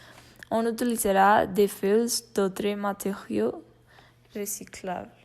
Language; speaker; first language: French; non-native, learner; Spanish